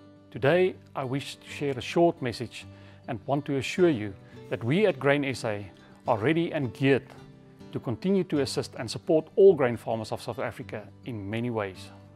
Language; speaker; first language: English; non-native, local second language; Afrikaans